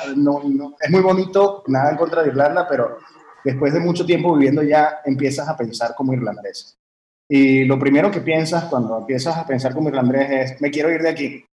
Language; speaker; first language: Spanish; early bilingual, heritage; French